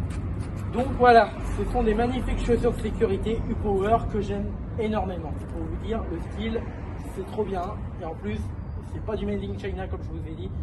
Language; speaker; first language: French; native; French